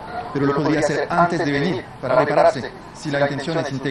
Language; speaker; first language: Spanish; non-native, fluent; French